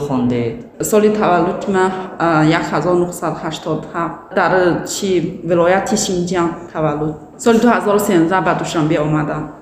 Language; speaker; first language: Tajik; non-native, learner; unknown